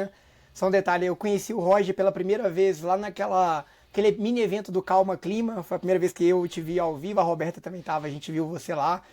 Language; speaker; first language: Portuguese; native; Portuguese